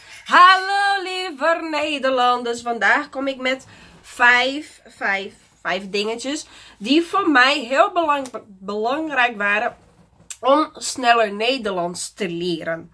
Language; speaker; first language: Dutch; non-native, fluent; Portuguese